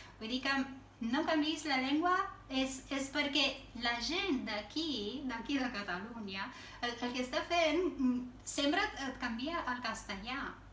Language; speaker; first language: Catalan; non-native, fluent; Romanian